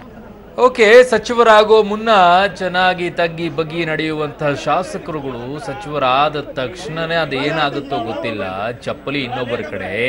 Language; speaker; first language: Kannada; native; Kannada